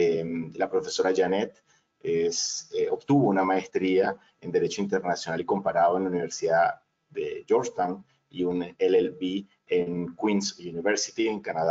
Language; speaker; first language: Spanish; native; Spanish